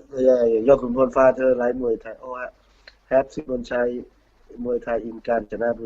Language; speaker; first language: English; non-native, learner; Thai